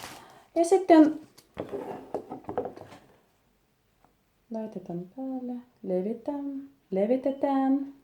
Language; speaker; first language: Finnish; non-native, learner; Russian